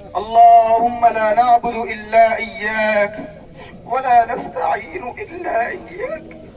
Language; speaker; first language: Arabic; non-native, fluent; Bangla